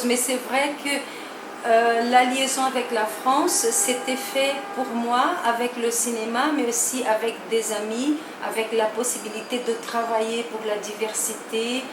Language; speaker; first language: French; non-native, fluent; Portuguese